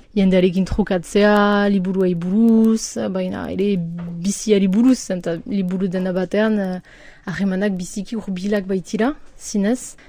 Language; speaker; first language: Basque; non-native, local second language; French